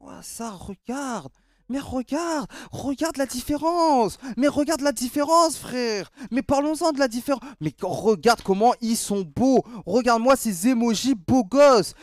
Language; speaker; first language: French; native; French